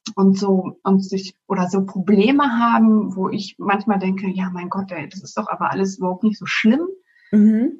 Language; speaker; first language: German; native; German